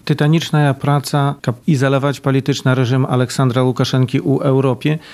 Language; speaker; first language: Belarusian; early bilingual, heritage; Belarusian